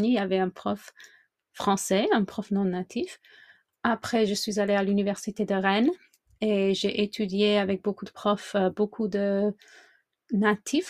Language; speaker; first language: French; non-native, fluent; English